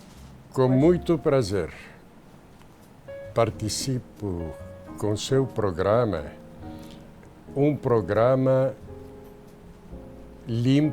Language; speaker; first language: Portuguese; non-native, fluent; Arabic